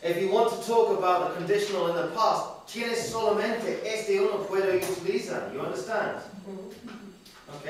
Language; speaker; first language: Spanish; non-native, learner; English